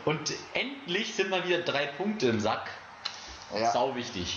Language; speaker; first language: German; native; German